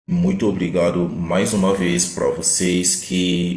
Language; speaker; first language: Portuguese; non-native, fluent; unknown